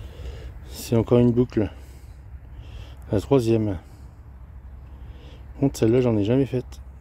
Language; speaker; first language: French; native; French